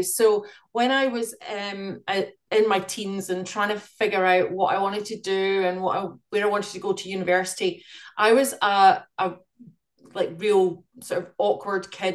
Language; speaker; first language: English; native; English